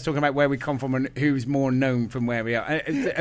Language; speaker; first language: English; native; English